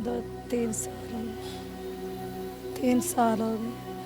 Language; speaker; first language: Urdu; non-native, local second language; Punjabi